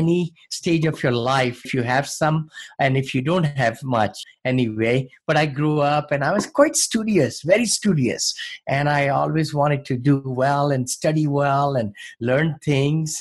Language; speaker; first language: English; non-native, local second language; Hindi